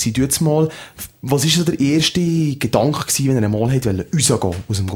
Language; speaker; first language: German; native; German